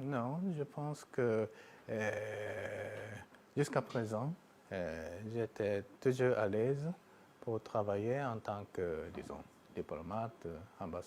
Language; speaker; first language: French; non-native, fluent; Japanese